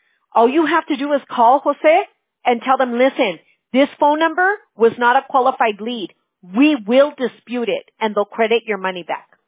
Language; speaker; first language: English; early bilingual, other home language; Spanish